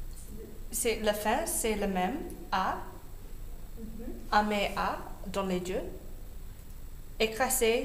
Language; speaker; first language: French; non-native, learner; English